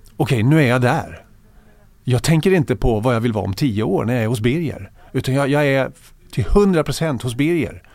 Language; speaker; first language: Swedish; native; Swedish